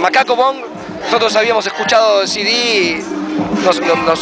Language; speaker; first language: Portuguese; non-native, learner; Spanish